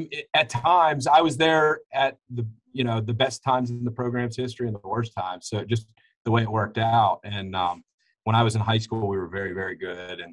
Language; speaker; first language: English; native; English